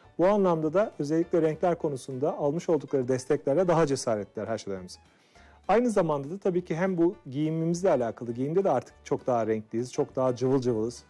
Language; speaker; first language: Turkish; native; Turkish